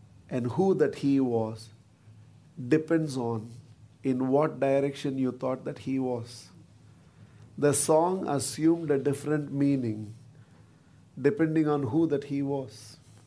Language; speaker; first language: English; non-native, local second language; Tamil